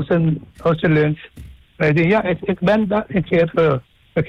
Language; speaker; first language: Dutch; non-native, local second language; Papiamento